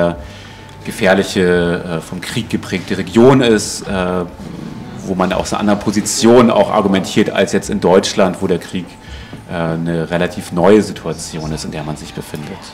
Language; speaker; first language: German; native; German